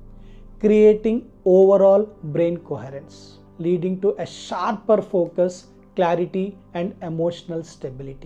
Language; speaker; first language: English; non-native, local second language; Telugu